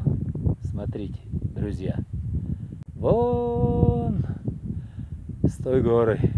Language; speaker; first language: Russian; non-native, local second language; Uzbek